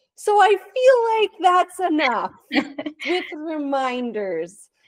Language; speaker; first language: English; native; English